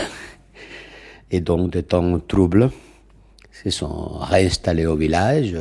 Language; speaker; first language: French; non-native, fluent; Catalan